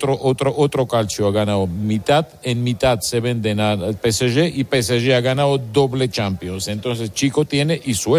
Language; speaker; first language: Spanish; non-native, learner; Georgian